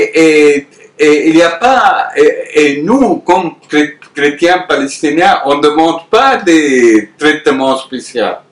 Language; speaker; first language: French; non-native, fluent; Arabic